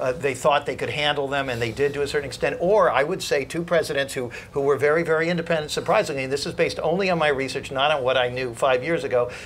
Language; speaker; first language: English; native; English